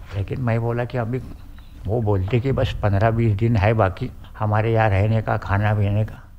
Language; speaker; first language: Hindi; non-native, local second language; Marathi